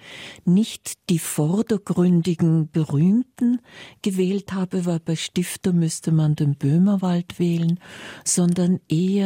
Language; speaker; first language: German; native; German